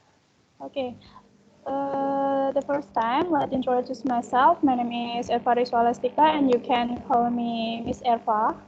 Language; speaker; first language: English; non-native, fluent; Indonesian